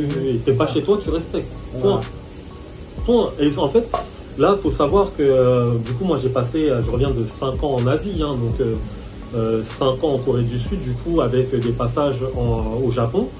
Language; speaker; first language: French; native; French